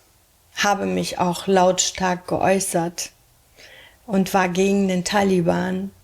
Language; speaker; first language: German; early bilingual, heritage; German